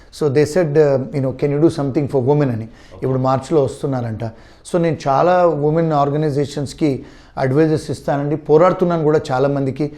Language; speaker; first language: Telugu; native; Telugu